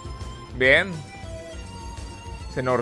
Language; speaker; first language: Spanish; native; Spanish